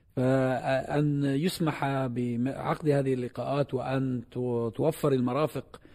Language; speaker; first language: Arabic; native; Arabic